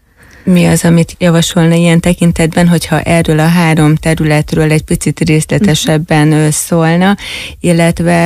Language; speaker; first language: Hungarian; native; Hungarian